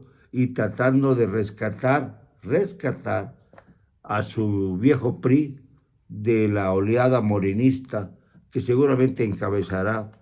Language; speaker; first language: Spanish; native; Spanish